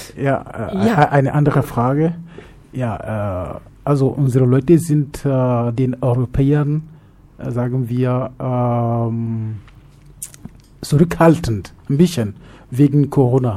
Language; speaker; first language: German; non-native, fluent; French